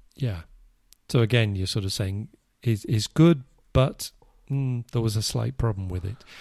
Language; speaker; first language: English; native; English